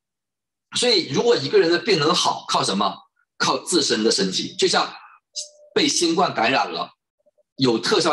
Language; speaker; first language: Chinese; native; Chinese